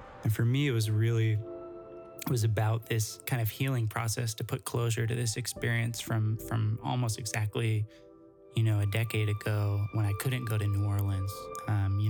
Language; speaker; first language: English; native; English